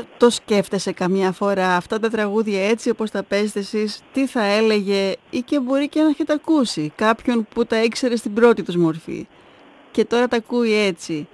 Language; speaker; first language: Greek; native; Greek